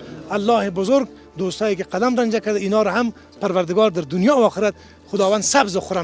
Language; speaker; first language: Persian; native; Persian